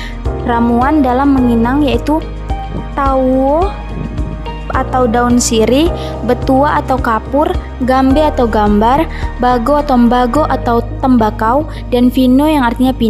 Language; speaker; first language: Indonesian; native; Indonesian